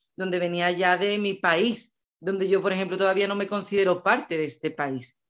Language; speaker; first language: Spanish; native; Spanish